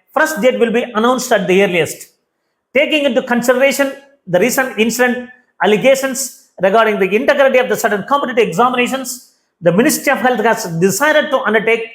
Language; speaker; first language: English; non-native, local second language; Tamil